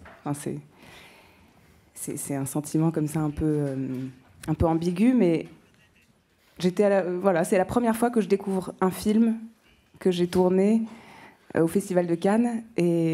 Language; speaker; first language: French; native; French